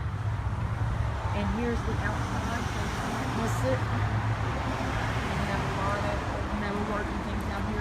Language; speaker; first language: English; native; English